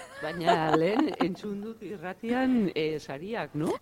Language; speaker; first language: Basque; non-native, local second language; Spanish